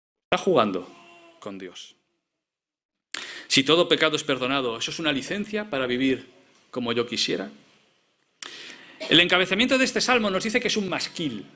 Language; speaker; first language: Spanish; native; Spanish